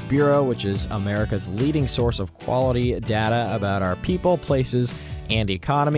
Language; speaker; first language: English; native; English